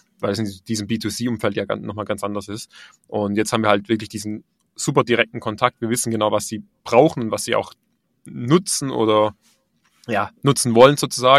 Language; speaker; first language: German; native; German